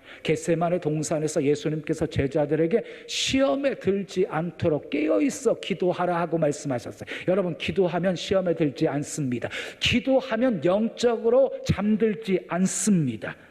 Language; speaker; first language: Korean; native; Korean